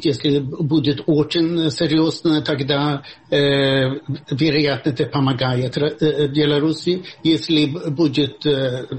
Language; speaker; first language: Russian; non-native, fluent; Swedish